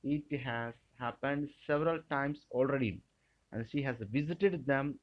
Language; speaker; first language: English; non-native, local second language; Telugu